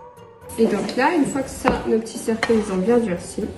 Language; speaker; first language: French; native; French